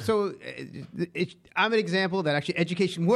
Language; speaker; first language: English; native; English